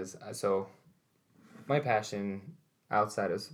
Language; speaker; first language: English; native; English